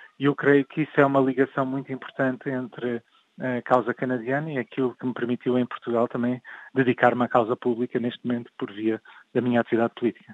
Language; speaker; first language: Portuguese; early bilingual, other home language; English